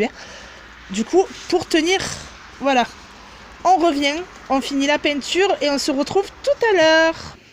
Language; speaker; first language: French; native; French